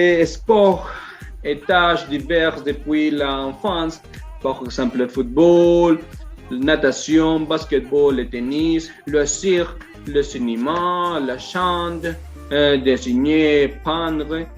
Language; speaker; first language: French; non-native, learner; Spanish